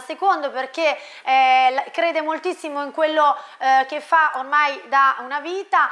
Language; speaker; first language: Italian; native; Italian